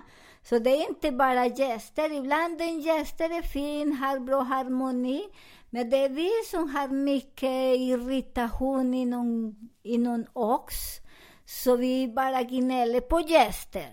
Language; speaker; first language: Swedish; non-native, learner; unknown